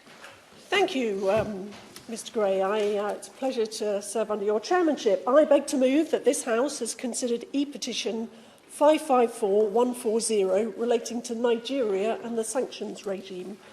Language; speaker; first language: English; native; English